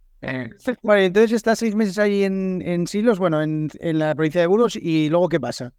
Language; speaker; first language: Spanish; native; Spanish